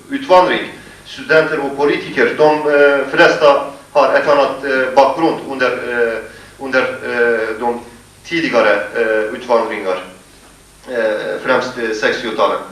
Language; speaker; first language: Swedish; non-native, fluent; Kurdish